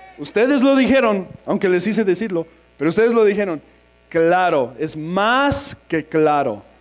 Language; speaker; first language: Spanish; non-native, fluent; English